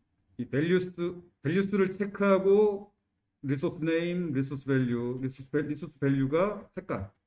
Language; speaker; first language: Korean; native; Korean